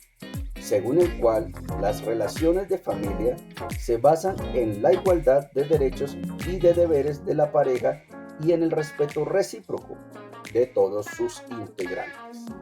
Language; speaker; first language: Spanish; native; Spanish